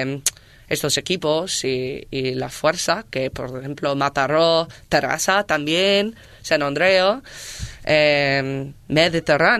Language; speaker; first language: Spanish; non-native, learner; English